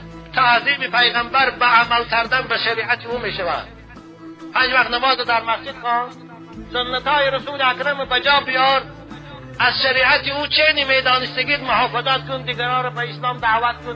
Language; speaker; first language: Persian; native; Persian